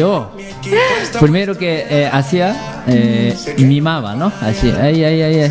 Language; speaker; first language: Spanish; non-native, learner; Japanese